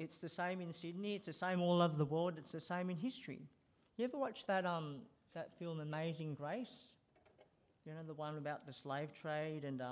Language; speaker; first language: English; native; English